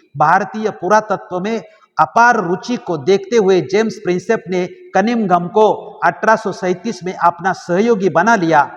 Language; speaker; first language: Hindi; non-native, local second language; Marathi